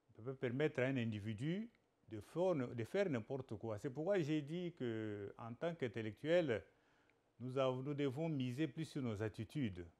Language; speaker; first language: French; non-native, local second language; Lingala